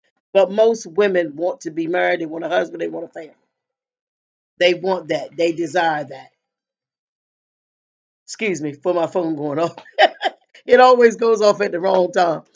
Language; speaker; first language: English; native; English